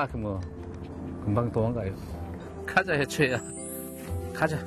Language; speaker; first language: Korean; native; Korean